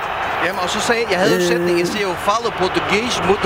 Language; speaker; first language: Danish; native; Danish